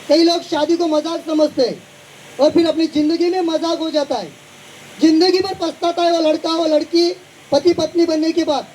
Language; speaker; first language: Hindi; non-native, local second language; Marathi